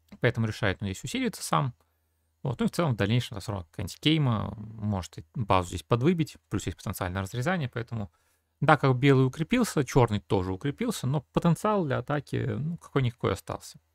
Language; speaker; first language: Russian; native; Russian